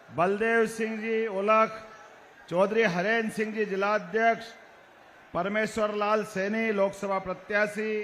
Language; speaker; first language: Hindi; native; Hindi